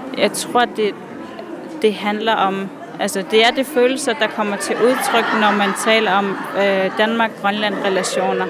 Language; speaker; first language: Danish; non-native, local second language; Kalaallisut